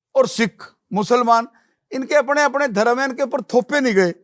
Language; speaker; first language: Hindi; non-native, local second language; Punjabi